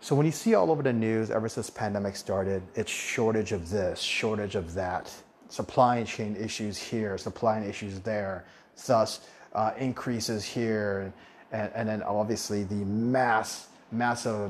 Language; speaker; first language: English; early bilingual, other home language; Min Nan Chinese